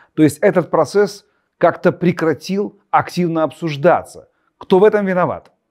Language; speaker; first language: Russian; native; Russian